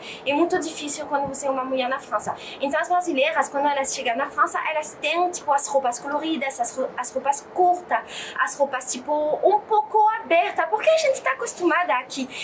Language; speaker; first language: Portuguese; non-native, fluent; French